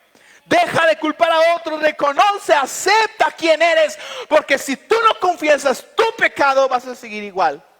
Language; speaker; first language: Spanish; native; Spanish